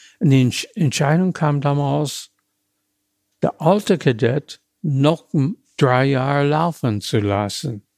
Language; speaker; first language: German; non-native, fluent; English